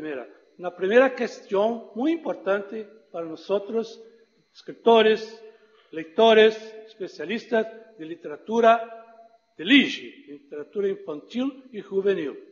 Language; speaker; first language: Portuguese; non-native, fluent; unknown